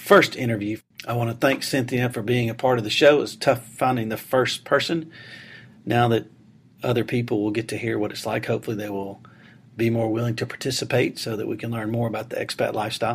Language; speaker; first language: English; native; English